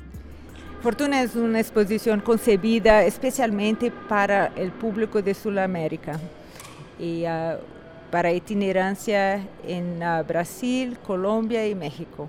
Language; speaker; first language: Spanish; non-native, fluent; Portuguese